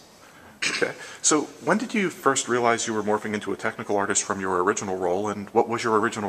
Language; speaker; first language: English; native; English